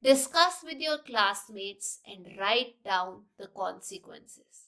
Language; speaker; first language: English; non-native, local second language; Punjabi